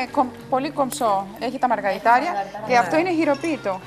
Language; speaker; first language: Greek; non-native, fluent; Spanish